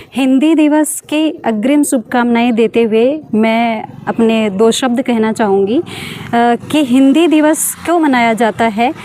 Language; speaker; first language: Hindi; native; Hindi